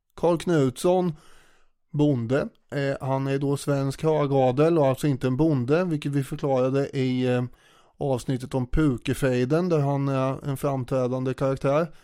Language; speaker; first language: Swedish; native; Swedish